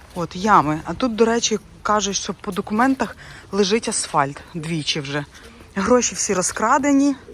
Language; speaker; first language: Ukrainian; non-native, local second language; Russian